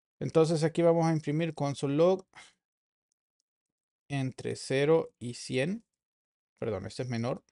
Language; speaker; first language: Spanish; native; Spanish